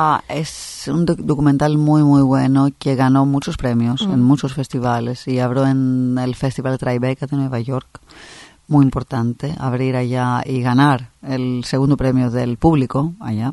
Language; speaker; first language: Spanish; non-native, fluent; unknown